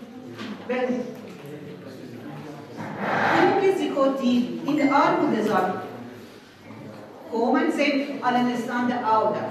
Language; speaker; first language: Dutch; non-native, fluent; Persian